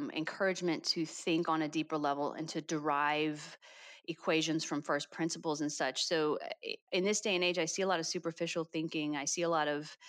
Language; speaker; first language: English; native; English